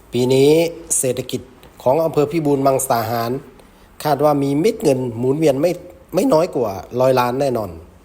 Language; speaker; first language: Thai; native; Thai